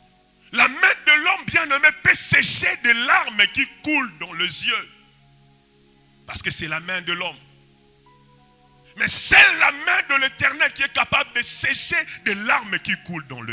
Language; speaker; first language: French; non-native, local second language; Lingala